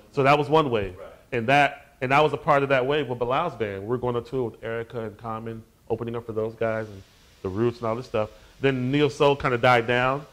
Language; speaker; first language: English; native; English